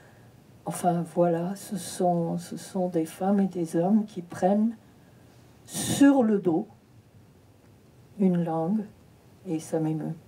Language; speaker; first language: French; early bilingual, heritage; French